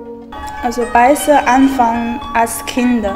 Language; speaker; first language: German; non-native, learner; Chinese